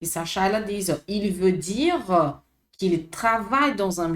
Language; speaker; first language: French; non-native, fluent; Portuguese